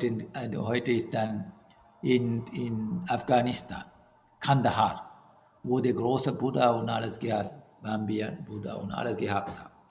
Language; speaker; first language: German; non-native, learner; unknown